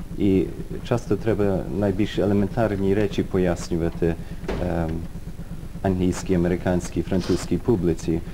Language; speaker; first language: Ukrainian; early bilingual, heritage; Ukrainian